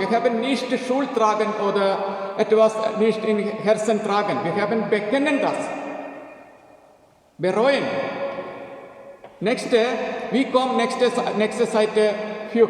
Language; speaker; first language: German; non-native, learner; Malayalam